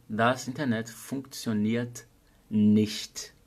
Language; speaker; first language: German; non-native, fluent; Portuguese